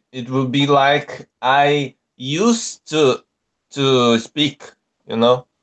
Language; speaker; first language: English; non-native, learner; Portuguese